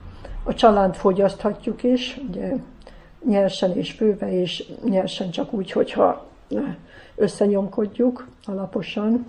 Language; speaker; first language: Hungarian; native; Hungarian